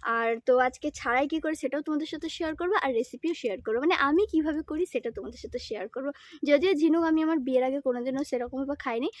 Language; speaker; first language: Bangla; non-native, local second language; Santali